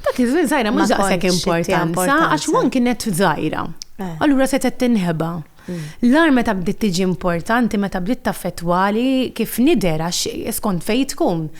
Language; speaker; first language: Maltese; native; Maltese